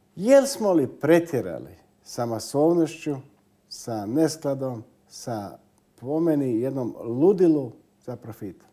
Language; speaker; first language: Croatian; native; Croatian